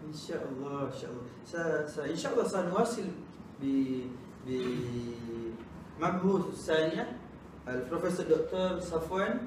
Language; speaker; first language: Arabic; non-native, learner; Malay